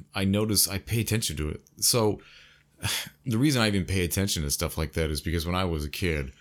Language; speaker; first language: English; native; English